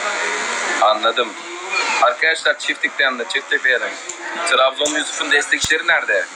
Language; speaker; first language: Turkish; native; Turkish